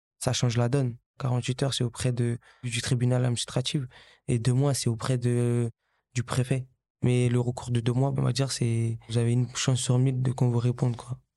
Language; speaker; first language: French; early bilingual, other home language; Kabuverdianu